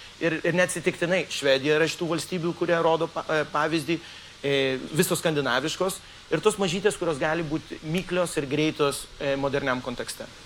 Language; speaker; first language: Lithuanian; early bilingual, heritage; Lithuanian